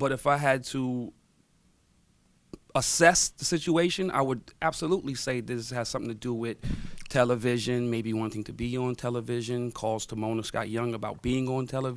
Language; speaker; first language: English; native; English